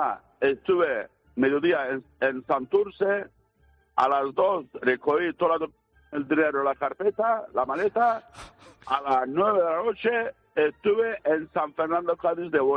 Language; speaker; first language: Spanish; non-native, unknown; Turkish